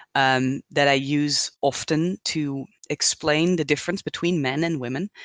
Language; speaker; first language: English; non-native, fluent; Dutch